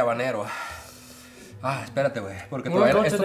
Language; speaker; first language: Spanish; native; Spanish